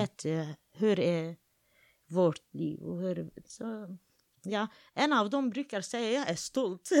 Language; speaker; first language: Swedish; non-native, fluent; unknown